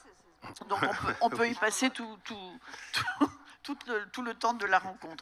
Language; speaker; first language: French; native; French